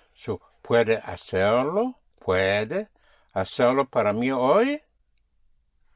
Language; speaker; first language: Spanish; non-native, fluent; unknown